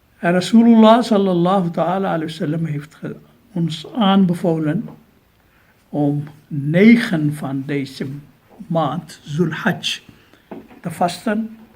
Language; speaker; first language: Dutch; non-native, fluent; Urdu